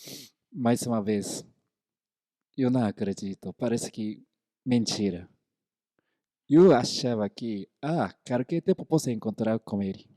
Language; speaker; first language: Portuguese; non-native, fluent; Korean